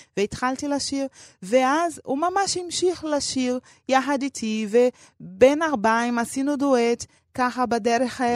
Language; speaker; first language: Hebrew; non-native, fluent; Portuguese